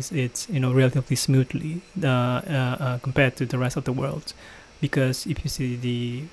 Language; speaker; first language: English; non-native, fluent; Indonesian